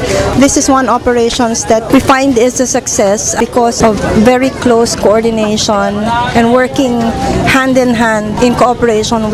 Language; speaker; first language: English; non-native, local second language; Filipino